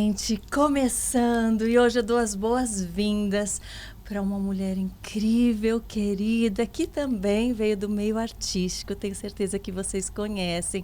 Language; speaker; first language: Portuguese; native; Portuguese